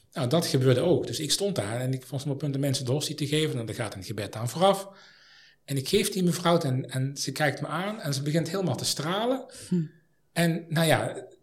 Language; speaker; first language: Dutch; native; Dutch